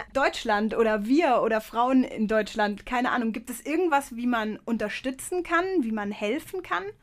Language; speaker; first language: German; native; German